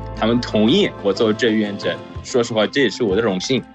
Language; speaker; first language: Chinese; non-native, fluent; Persian